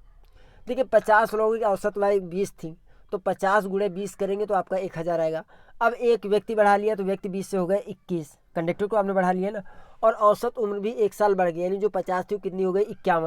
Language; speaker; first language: Hindi; native; Hindi